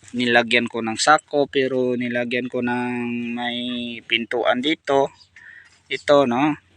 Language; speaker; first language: Filipino; non-native, local second language; Cebuano